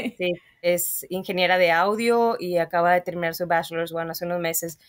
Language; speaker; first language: Spanish; native; Spanish